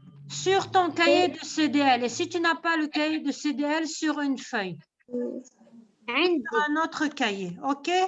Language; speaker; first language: French; non-native, local second language; Arabic